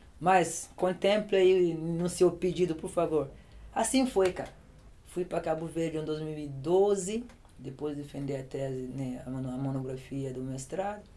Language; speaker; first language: Portuguese; non-native, local second language; Kabuverdianu